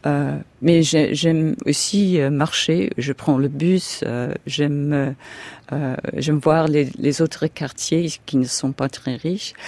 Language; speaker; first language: French; non-native, fluent; English